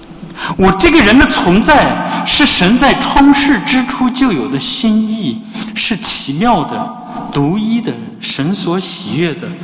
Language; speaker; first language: Chinese; native; Chinese